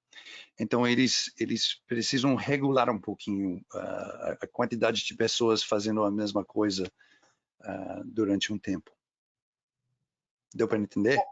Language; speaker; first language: Portuguese; non-native, fluent; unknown